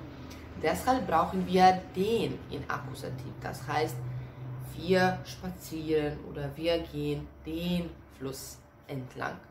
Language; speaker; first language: German; non-native, fluent; Serbian